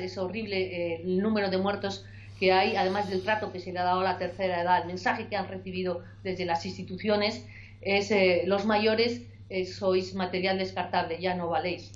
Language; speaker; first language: Spanish; native; Spanish